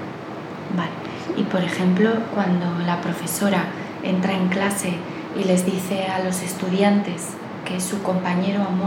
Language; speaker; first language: Spanish; native; Spanish